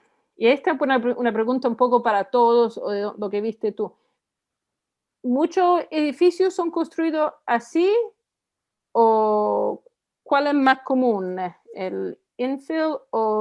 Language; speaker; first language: Spanish; non-native, fluent; Italian